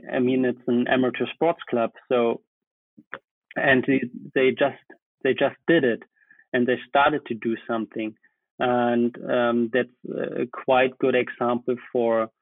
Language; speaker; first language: English; non-native, fluent; German